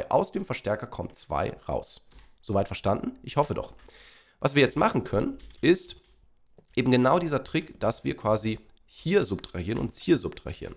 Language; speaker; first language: German; native; German